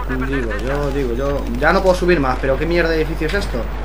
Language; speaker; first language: Spanish; native; Spanish